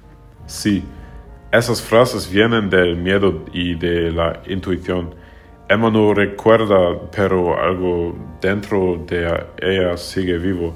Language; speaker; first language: Spanish; non-native, learner; German